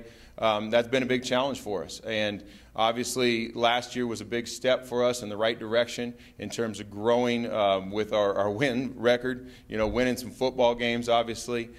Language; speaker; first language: English; native; English